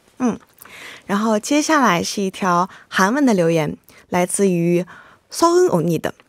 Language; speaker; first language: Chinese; native; Chinese